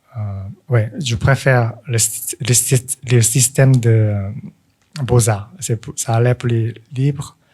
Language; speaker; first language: French; non-native, fluent; Korean